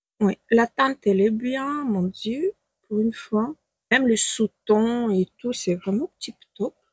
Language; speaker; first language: French; non-native, fluent; Ukrainian